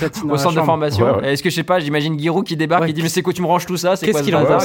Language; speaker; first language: French; native; French